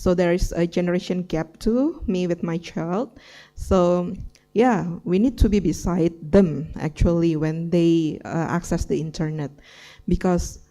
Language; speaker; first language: English; non-native, fluent; Indonesian